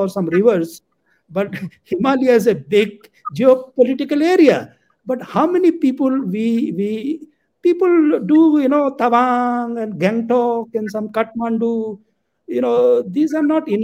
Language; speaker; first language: English; non-native, local second language; Ladakhi